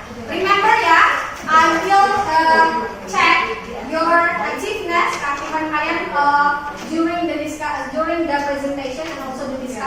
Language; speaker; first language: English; non-native, fluent; Indonesian